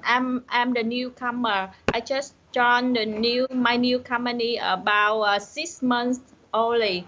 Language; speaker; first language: English; non-native, learner; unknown